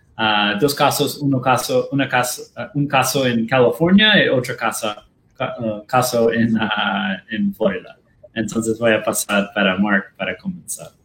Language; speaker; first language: Spanish; non-native, learner; Portuguese